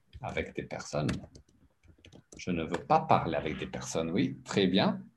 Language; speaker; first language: French; non-native, fluent; English